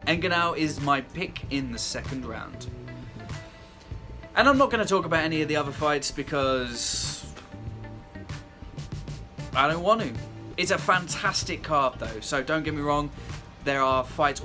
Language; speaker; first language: English; native; English